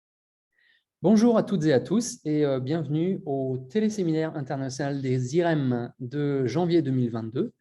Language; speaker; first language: French; native; French